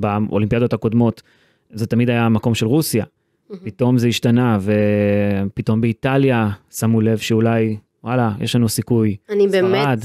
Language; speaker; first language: Hebrew; native; Hebrew